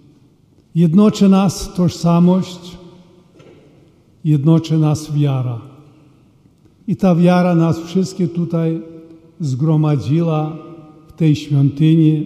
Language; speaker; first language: Polish; early bilingual, heritage; Polish